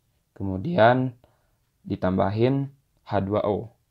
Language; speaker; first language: Indonesian; native; Indonesian